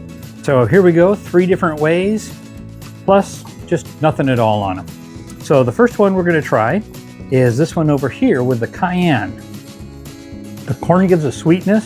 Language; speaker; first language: English; native; English